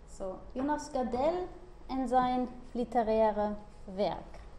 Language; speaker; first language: Dutch; non-native, learner; German